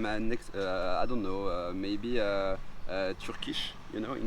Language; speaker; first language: English; non-native, learner; French